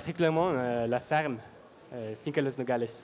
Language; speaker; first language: French; non-native, fluent; Norwegian